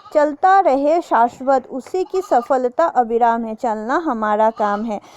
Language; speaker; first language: Hindi; non-native, local second language; Assamese